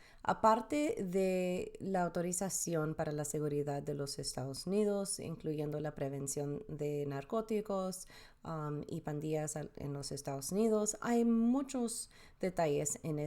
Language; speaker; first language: Spanish; early bilingual, heritage; Spanish